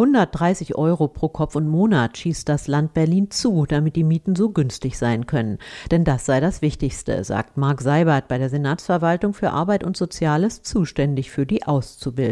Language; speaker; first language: German; native; German